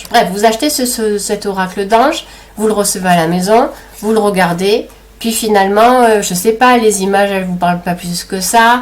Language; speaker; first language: French; native; French